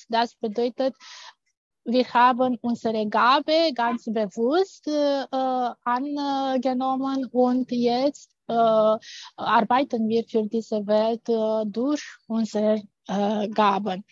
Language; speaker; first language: German; non-native, fluent; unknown